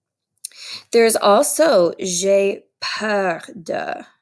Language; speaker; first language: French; non-native, fluent; English